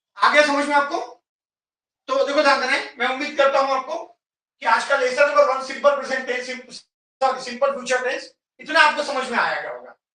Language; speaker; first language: Hindi; non-native, local second language; Marathi